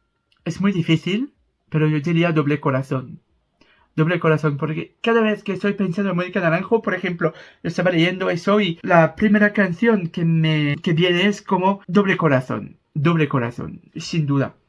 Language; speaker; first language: Spanish; non-native, fluent; French